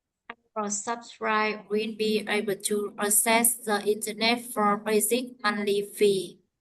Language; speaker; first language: English; non-native, learner; Vietnamese